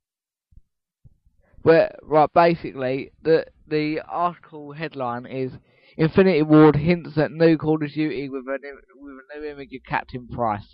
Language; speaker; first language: English; native; English